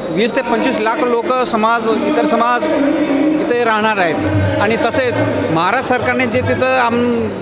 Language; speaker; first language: Marathi; non-native, local second language; Lambadi